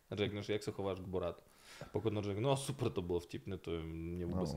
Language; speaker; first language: Czech; non-native, fluent; Russian